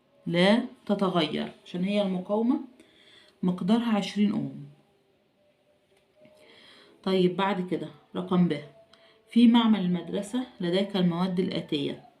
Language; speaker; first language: Arabic; native; Arabic